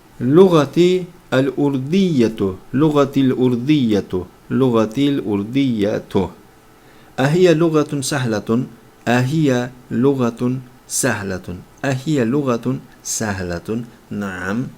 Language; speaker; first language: Arabic; non-native, fluent; Turkish